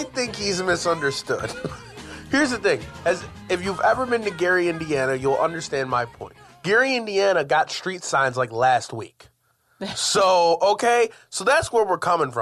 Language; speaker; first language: English; native; English